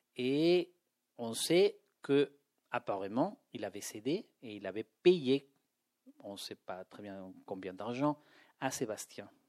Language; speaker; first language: French; non-native, fluent; Spanish